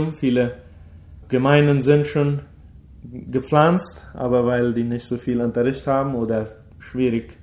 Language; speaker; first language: German; early bilingual, heritage; German